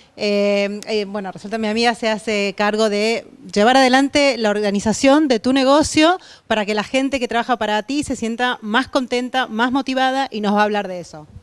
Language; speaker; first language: Spanish; native; Spanish